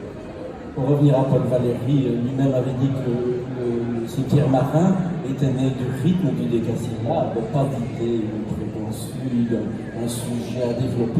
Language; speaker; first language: French; native; French